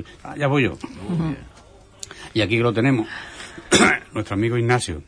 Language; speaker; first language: Spanish; native; Spanish